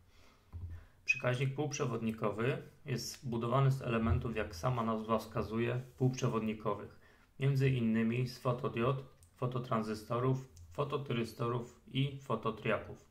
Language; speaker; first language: Polish; native; Polish